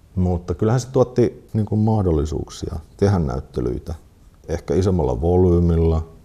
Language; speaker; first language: Finnish; native; Finnish